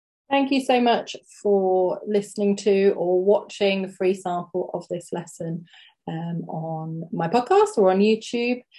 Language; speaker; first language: English; native; English